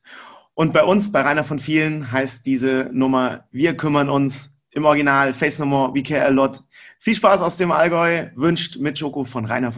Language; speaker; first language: German; native; German